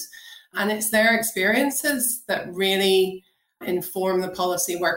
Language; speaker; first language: English; native; English